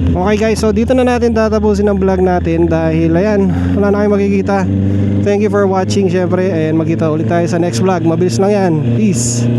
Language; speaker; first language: Filipino; non-native, local second language; Pampanga